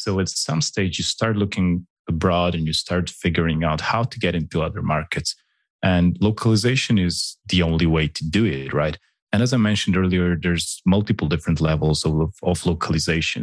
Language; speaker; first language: English; non-native, fluent; Slovenian